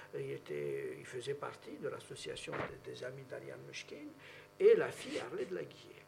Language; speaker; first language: French; non-native, fluent; Romanian